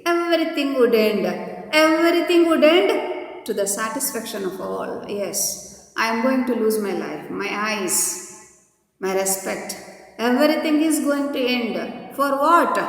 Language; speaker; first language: English; non-native, local second language; Kannada